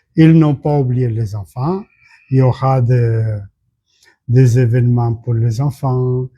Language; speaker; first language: French; non-native, fluent; Portuguese